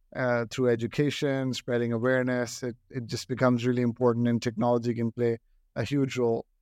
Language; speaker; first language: English; non-native, local second language; Hindi